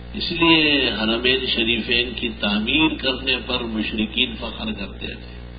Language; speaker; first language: Urdu; non-native, local second language; Pashto